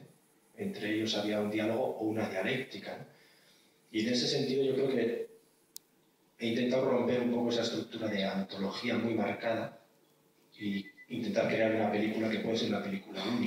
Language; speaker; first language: Spanish; native; Spanish